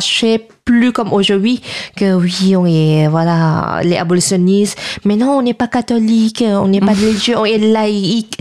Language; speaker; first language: French; non-native, fluent; Thai